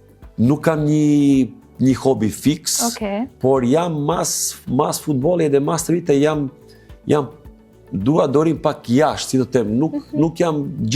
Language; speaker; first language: Albanian; non-native, learner; Serbian